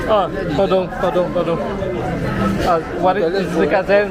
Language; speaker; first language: English; non-native, learner; Vietnamese